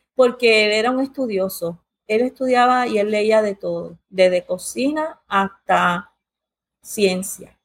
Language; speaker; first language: Spanish; early bilingual, heritage; Spanish